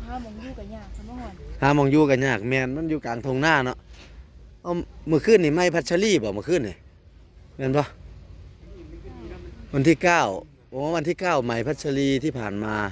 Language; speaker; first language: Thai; non-native, local second language; Northeastern Thai